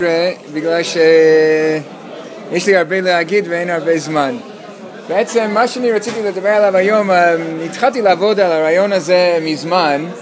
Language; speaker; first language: Hebrew; non-native, fluent; English